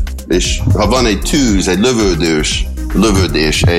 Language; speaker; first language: Hungarian; early bilingual, heritage; English